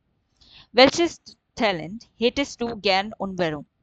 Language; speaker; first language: German; non-native, fluent; Urdu